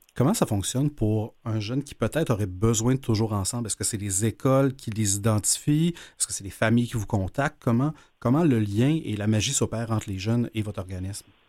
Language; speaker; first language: French; native; French